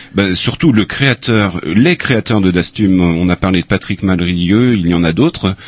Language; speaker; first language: French; native; French